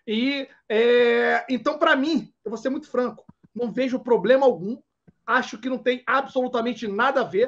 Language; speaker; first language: Portuguese; native; Portuguese